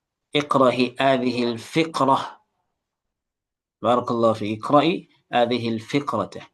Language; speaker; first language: Arabic; non-native, fluent; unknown